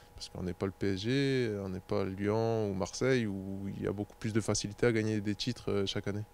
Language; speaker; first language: French; native; French